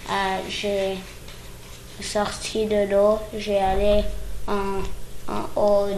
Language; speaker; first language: French; early bilingual, other home language; English